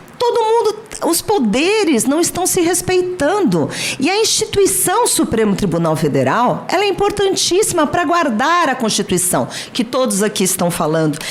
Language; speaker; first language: Portuguese; native; Portuguese